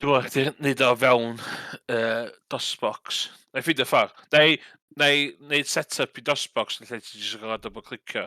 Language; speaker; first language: Welsh; native; Welsh